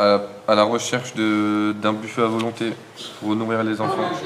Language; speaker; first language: French; native; French